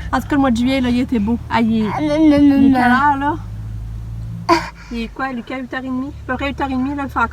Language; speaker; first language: French; native; French